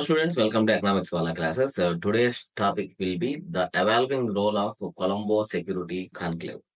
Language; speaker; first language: English; non-native, local second language; Telugu